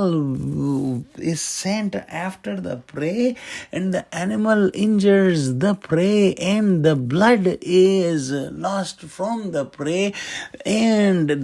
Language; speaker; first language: English; non-native, local second language; Urdu